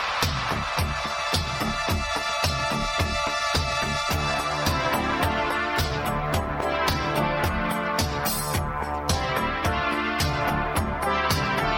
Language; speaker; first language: English; native; English